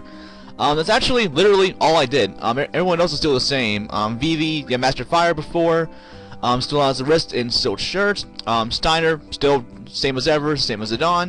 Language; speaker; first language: English; native; English